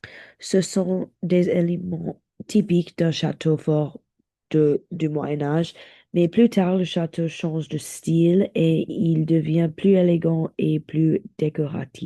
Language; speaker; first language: French; non-native, learner; English